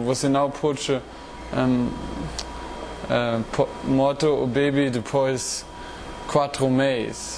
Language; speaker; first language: Portuguese; non-native, learner; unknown